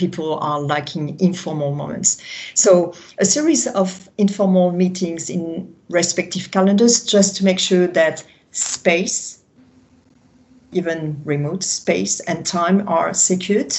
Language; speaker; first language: English; non-native, fluent; French